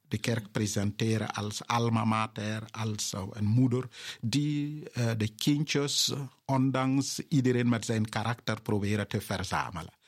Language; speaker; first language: Dutch; non-native, fluent; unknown